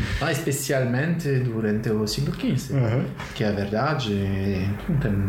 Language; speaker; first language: Portuguese; non-native, learner; French